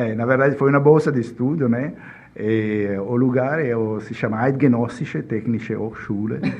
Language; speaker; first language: Portuguese; non-native, fluent; Italian